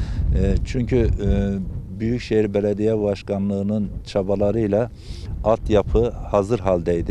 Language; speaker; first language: Turkish; native; Turkish